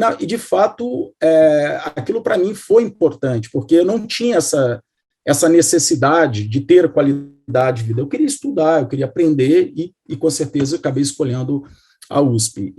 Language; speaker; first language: Portuguese; native; Portuguese